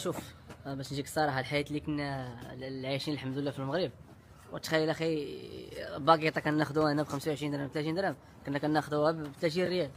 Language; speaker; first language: Arabic; native; Arabic